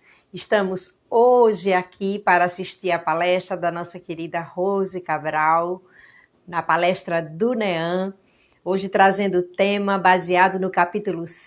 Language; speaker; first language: Portuguese; native; Portuguese